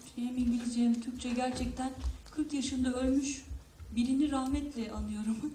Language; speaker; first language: Turkish; native; Turkish